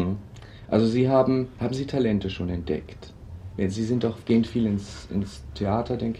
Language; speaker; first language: German; native; German